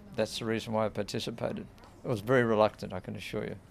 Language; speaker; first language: English; native; English